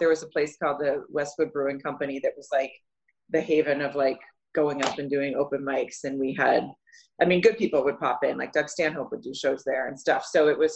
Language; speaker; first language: English; native; English